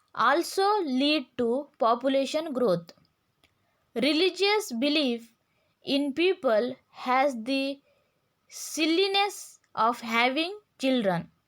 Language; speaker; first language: English; non-native, local second language; Kannada